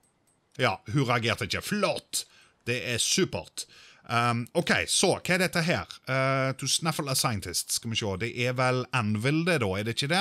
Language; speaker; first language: Norwegian; native; Norwegian